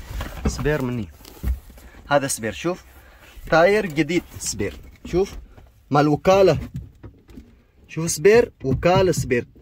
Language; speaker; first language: Arabic; non-native, learner; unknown